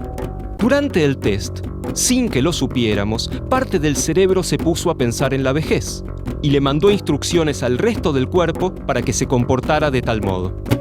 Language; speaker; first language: Spanish; native; Spanish